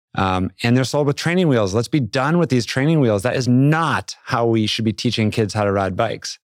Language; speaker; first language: English; native; English